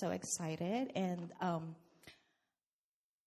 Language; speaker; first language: English; non-native, local second language; Filipino